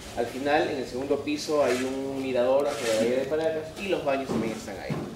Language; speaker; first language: Spanish; native; Spanish